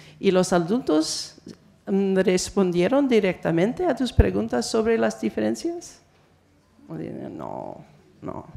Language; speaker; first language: Spanish; non-native, fluent; English